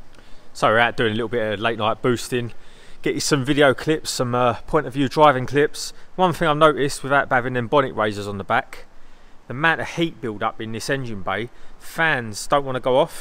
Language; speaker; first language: English; native; English